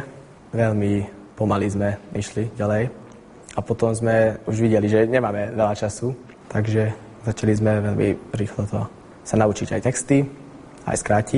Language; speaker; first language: Slovak; non-native, local second language; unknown